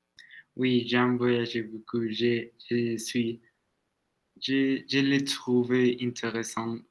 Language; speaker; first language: French; non-native, learner; Spanish